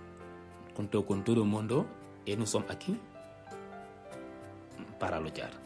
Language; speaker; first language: Spanish; non-native, learner; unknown